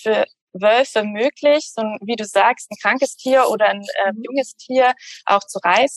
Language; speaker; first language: German; native; German